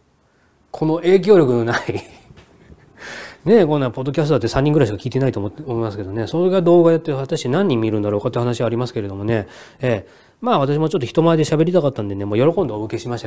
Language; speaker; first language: Japanese; native; Japanese